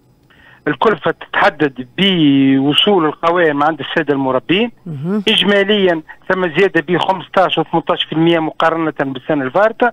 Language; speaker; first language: Arabic; native; Arabic